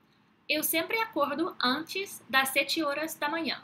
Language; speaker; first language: Portuguese; non-native, fluent; English